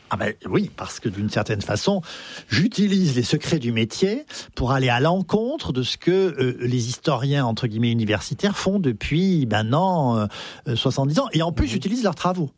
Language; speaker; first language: French; native; French